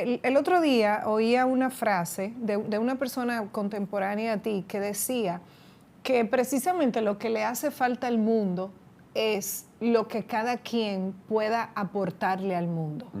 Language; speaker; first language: Spanish; native; Spanish